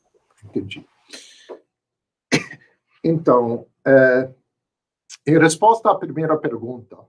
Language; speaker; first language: Portuguese; non-native, fluent; English